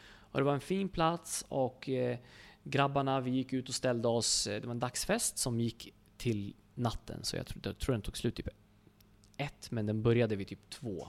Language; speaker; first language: Swedish; early bilingual, other home language; Kurdish